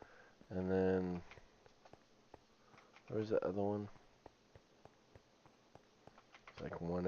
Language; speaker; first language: English; native; English